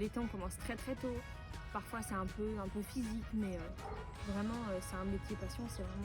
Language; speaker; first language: French; native; French